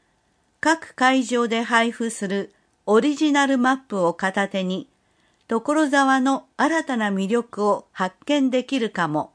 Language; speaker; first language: Japanese; native; Japanese